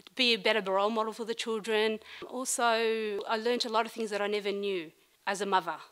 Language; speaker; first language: English; non-native, fluent; Arabic